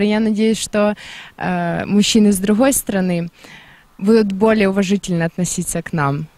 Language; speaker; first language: Russian; non-native, local second language; Ukrainian